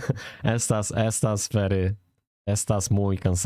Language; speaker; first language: Spanish; non-native, learner; Polish